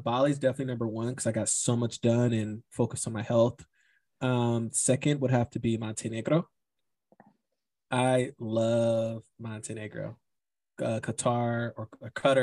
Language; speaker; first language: English; native; English